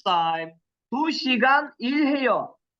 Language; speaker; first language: Korean; non-native, fluent; Kyrgyz